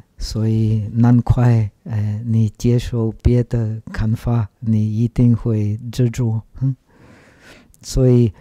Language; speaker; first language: Chinese; non-native, learner; Czech